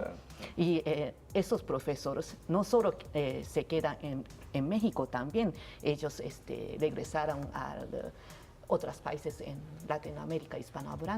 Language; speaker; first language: Spanish; non-native, learner; Japanese